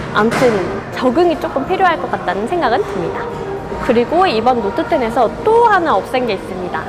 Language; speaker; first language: Korean; native; Korean